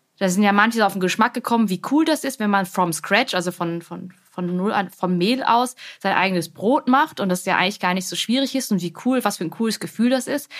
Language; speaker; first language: German; early bilingual, other home language; Vietnamese